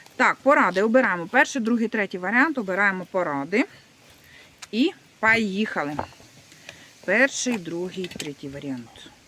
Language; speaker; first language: Ukrainian; non-native, local second language; Russian